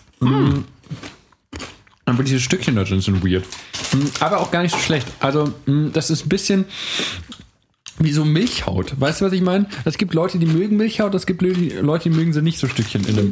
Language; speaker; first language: German; native; German